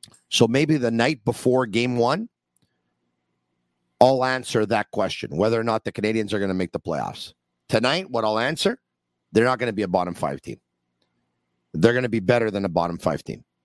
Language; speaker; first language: English; early bilingual, other home language; Italian